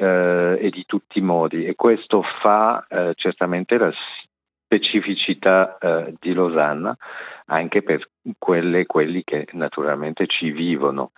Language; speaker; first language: Italian; non-native, local second language; French